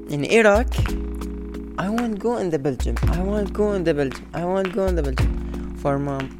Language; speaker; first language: English; non-native, learner; Arabic